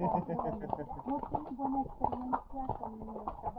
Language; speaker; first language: Spanish; non-native, learner; French